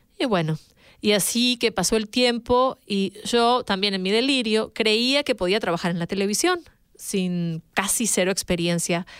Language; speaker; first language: Spanish; native; Spanish